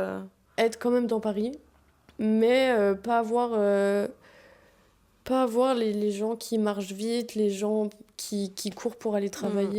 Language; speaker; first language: French; native; French